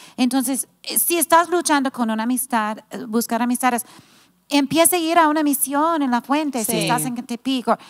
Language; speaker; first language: Spanish; non-native, fluent; English